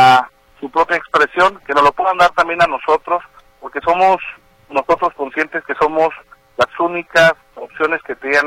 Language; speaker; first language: Spanish; native; Spanish